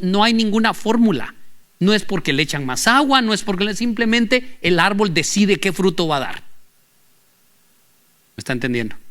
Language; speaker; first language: Spanish; native; Spanish